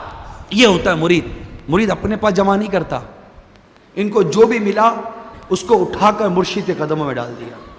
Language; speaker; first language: Urdu; native; Urdu